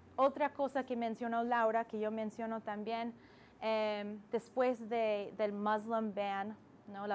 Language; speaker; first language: Spanish; non-native, fluent; English